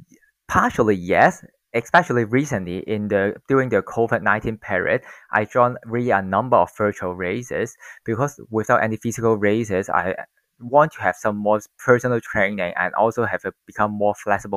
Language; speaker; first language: English; non-native, local second language; Cantonese